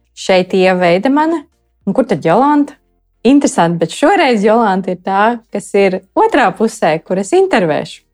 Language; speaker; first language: Latvian; native; Latvian